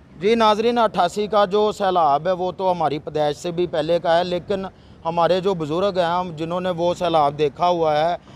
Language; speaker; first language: Urdu; non-native, local second language; Punjabi